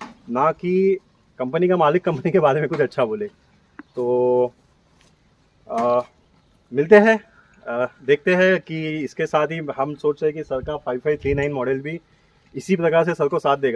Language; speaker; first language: Hindi; non-native, local second language; Marathi